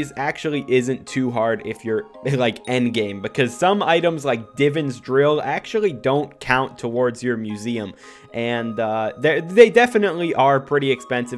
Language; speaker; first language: English; native; English